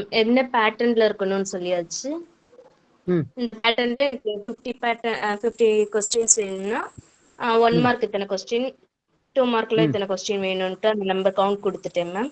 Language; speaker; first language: Tamil; native; Tamil